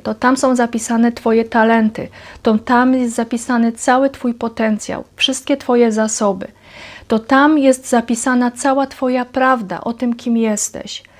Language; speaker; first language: Polish; native; Polish